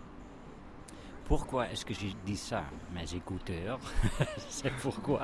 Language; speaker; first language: French; non-native, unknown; Dutch